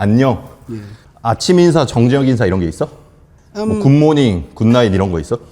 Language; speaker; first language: Korean; native; Korean